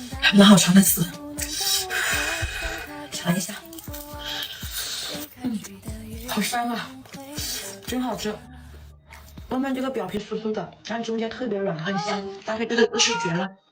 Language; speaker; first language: Chinese; native; Chinese